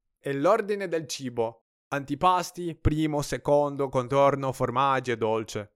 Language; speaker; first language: Italian; non-native, fluent; Portuguese